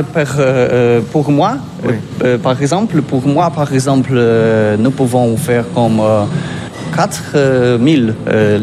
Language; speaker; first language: French; non-native, fluent; Polish